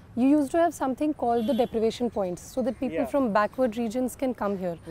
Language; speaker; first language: English; non-native, local second language; Kashmiri